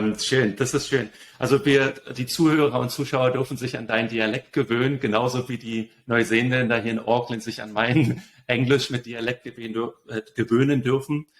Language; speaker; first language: German; native; German